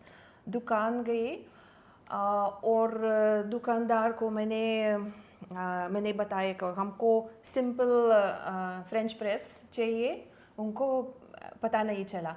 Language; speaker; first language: Hindi; non-native, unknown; Lithuanian